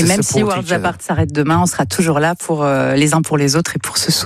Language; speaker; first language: French; native; French